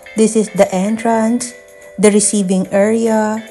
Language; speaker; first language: English; non-native, local second language; Filipino